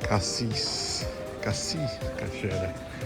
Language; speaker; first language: Swedish; non-native, fluent; Portuguese